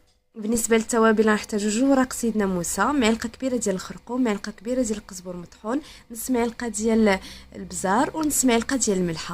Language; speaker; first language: Arabic; native; Arabic